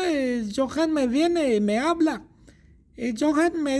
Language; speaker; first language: Spanish; non-native, learner; English